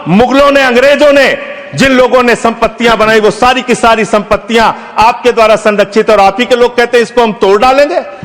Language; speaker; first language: Hindi; native; Hindi